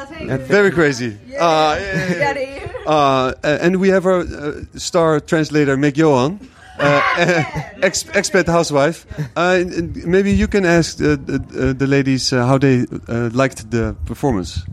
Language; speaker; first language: English; non-native, fluent; Dutch